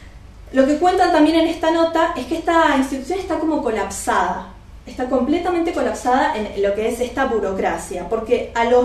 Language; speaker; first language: Spanish; native; Spanish